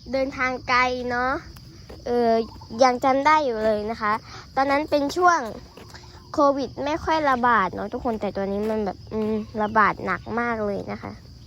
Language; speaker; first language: Thai; native; Thai